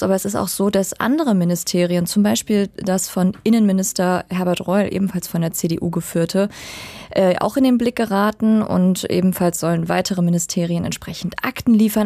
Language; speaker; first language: German; native; German